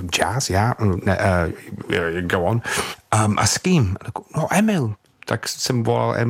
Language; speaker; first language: Czech; non-native, fluent; English